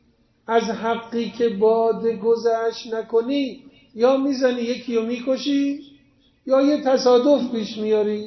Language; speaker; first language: Persian; native; Persian